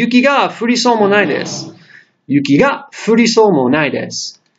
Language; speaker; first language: Japanese; non-native, fluent; English